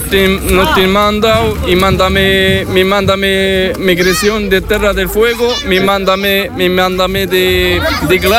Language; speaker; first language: Spanish; non-native, learner; Arabic